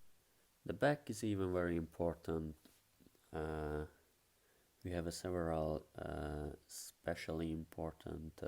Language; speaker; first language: English; non-native, fluent; Hungarian